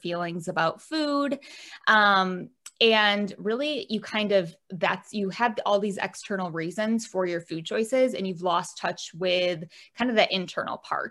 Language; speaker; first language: English; native; English